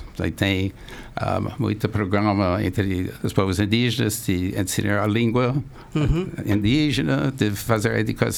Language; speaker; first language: Portuguese; non-native, fluent; English